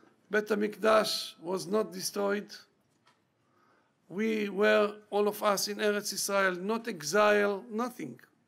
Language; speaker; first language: English; non-native, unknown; Hebrew